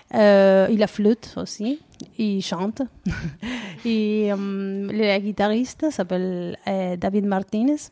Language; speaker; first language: French; non-native, learner; Spanish